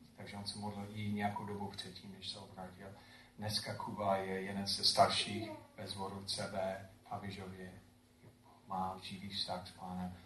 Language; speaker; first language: Czech; non-native, fluent; English